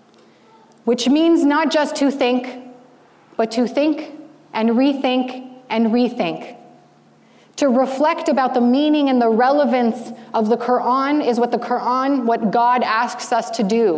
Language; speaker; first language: English; native; English